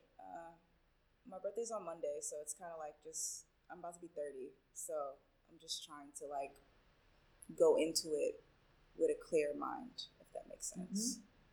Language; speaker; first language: English; early bilingual, other home language; Spanish